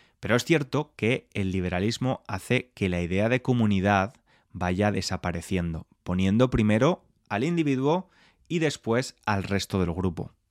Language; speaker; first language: Spanish; native; Spanish